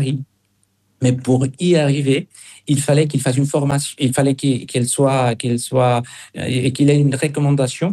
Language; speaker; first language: French; non-native, fluent; Spanish